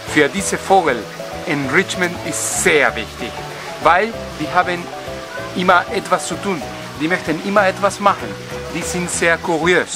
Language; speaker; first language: German; non-native, learner; Spanish